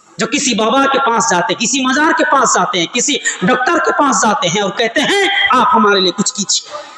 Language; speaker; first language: Urdu; non-native, local second language; Bangla